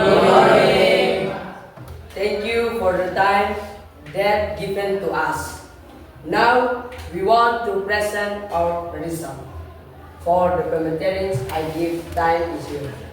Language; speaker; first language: English; non-native, learner; Indonesian